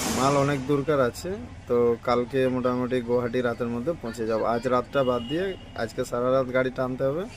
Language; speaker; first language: Bangla; non-native, local second language; Santali